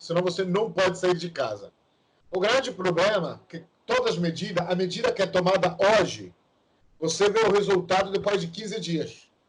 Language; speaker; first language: Portuguese; non-native, fluent; Italian